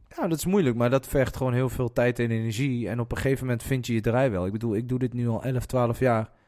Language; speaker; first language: Dutch; early bilingual, other home language; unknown